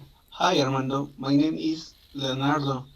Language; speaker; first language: English; non-native, learner; Spanish